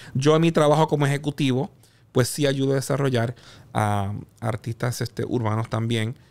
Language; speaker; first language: Spanish; native; Spanish